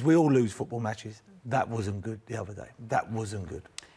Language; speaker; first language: English; native; English